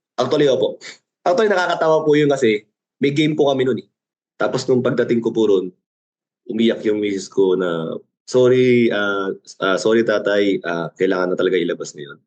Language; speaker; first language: Filipino; early bilingual, other home language; Korean